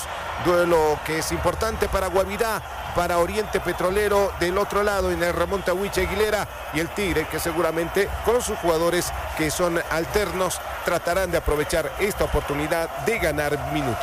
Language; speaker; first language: Spanish; native; Spanish